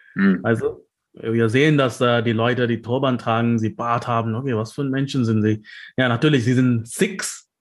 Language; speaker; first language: German; non-native, learner; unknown